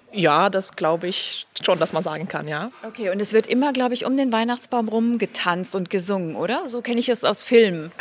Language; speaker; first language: German; non-native, fluent; Swedish